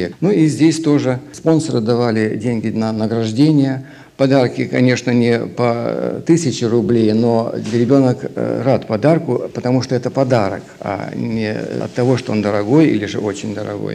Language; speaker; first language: Russian; native; Russian